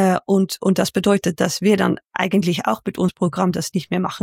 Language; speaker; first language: German; non-native, learner; Dutch